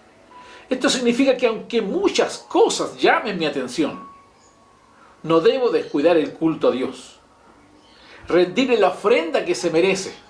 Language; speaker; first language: Spanish; native; Spanish